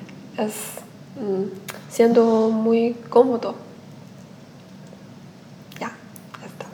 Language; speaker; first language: Spanish; non-native, learner; Chinese